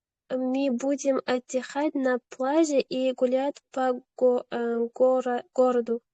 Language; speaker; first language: Russian; non-native, learner; Uzbek